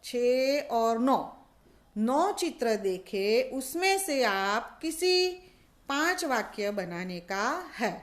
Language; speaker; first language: Hindi; non-native, local second language; Gujarati